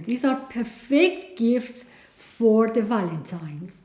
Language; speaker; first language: English; non-native, fluent; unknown